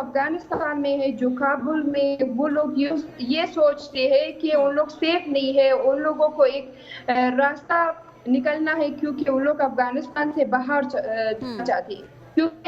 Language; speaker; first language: Hindi; non-native, fluent; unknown